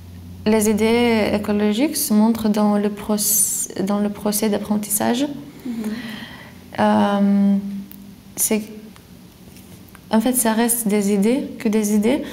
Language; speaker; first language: French; non-native, fluent; Lithuanian